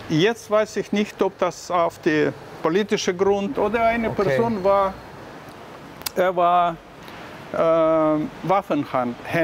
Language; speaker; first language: German; non-native, learner; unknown